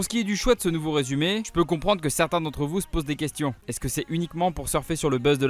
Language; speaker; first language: French; native; French